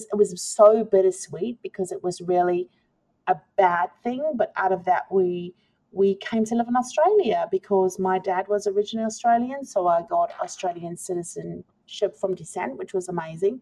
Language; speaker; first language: English; native; English